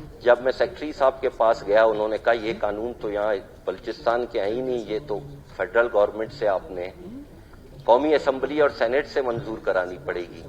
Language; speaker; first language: Urdu; non-native, local second language; Baluchi